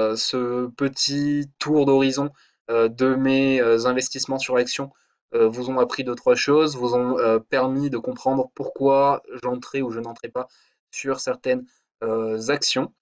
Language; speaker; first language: French; native; French